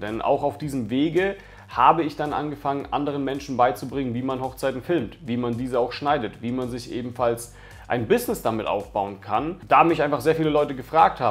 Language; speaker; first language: German; native; German